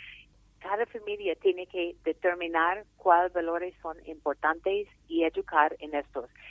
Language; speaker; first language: Spanish; non-native, fluent; English